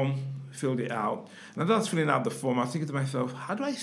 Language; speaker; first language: English; non-native, local second language; Yoruba